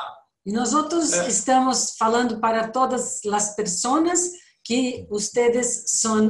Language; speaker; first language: Spanish; non-native, learner; Portuguese